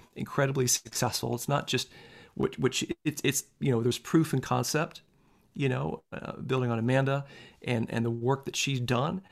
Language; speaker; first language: English; native; English